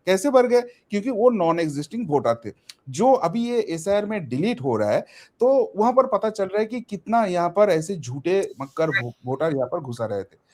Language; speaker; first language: Hindi; non-native, local second language; Bangla